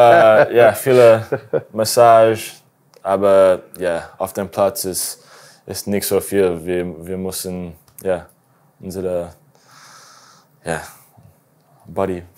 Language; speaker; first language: German; non-native, learner; English